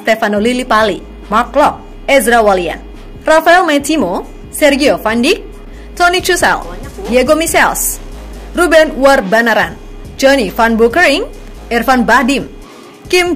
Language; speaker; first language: Indonesian; native; Indonesian